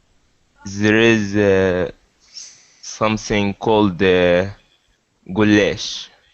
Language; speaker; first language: English; non-native, learner; Arabic